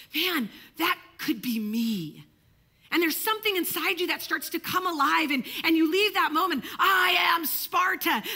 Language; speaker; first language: English; early bilingual, other home language; Italian